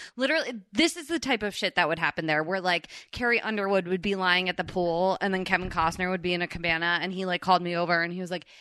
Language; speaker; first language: English; native; English